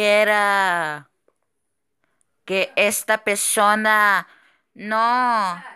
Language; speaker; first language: Spanish; non-native, fluent; Portuguese